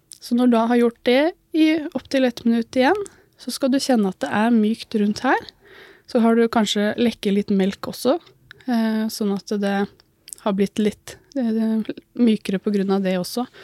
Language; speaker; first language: Norwegian; native; Norwegian